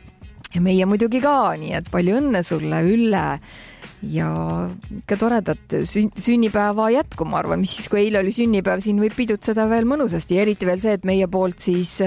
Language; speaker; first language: Estonian; native; Estonian